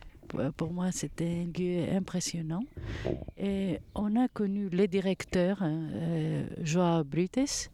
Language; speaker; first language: French; non-native, fluent; Greek